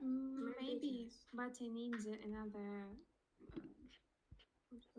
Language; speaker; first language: English; non-native, learner; Russian